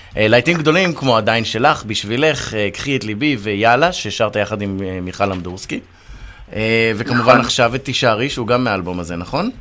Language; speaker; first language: Hebrew; native; Hebrew